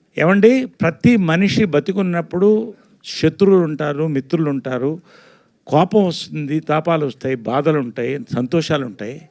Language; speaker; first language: Telugu; native; Telugu